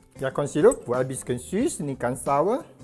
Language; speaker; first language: German; non-native, learner; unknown